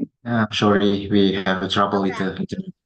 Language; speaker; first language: English; non-native, fluent; Indonesian